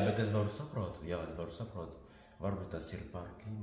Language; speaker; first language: Latvian; non-native, learner; French